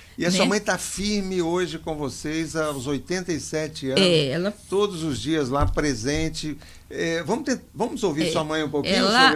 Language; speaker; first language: Portuguese; native; Portuguese